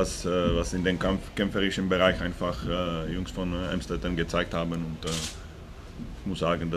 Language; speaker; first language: German; non-native, fluent; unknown